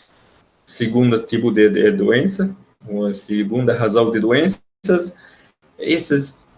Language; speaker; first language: Portuguese; non-native, learner; Arabic